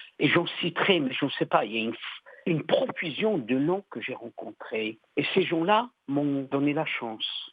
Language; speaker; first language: French; non-native, local second language; Arabic